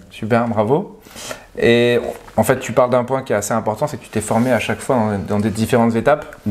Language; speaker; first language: French; native; French